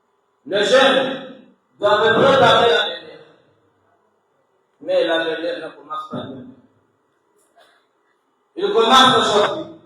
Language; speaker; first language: French; non-native, local second language; Comorian